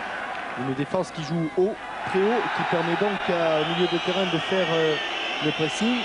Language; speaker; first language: French; native; French